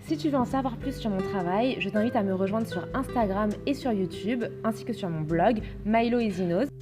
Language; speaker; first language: French; native; French